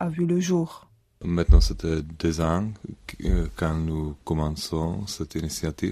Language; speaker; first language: French; non-native, learner; Czech